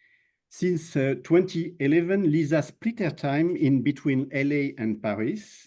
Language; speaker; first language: English; non-native, fluent; French